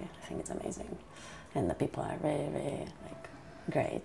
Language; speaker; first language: English; non-native, fluent; Spanish